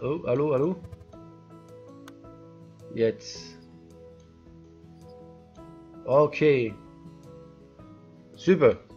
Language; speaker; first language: German; non-native, learner; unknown